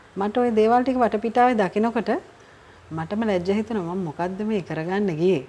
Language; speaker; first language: Sinhala; native; Sinhala